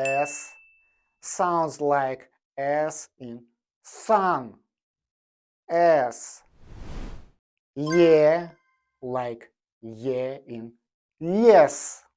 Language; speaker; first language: English; non-native, fluent; Russian